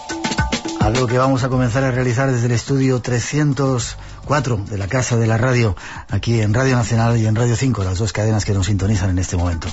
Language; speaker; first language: Spanish; native; Spanish